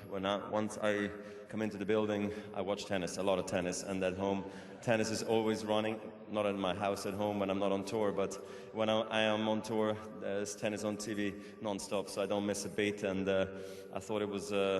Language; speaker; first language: English; non-native, fluent; German